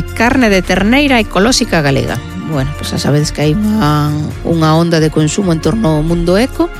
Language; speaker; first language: Galician; non-native, local second language; Spanish